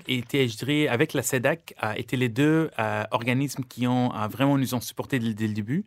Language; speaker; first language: French; non-native, local second language; Arabic